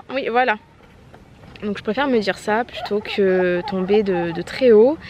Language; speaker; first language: French; native; French